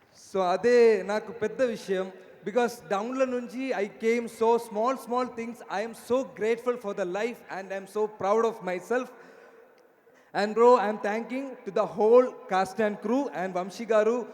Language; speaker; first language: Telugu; non-native, learner; Malayalam